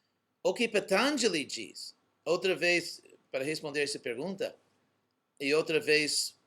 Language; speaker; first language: Portuguese; non-native, fluent; English